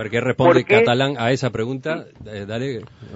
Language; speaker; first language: Spanish; native; Spanish